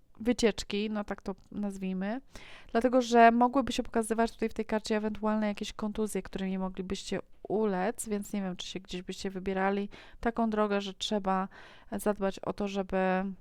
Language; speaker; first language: Polish; native; Polish